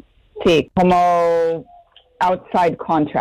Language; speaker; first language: Spanish; non-native, fluent; English